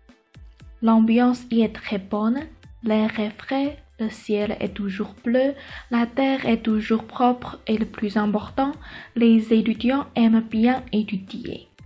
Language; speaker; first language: French; non-native, learner; Chinese